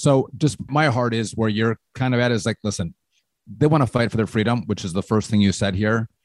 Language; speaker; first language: English; native; English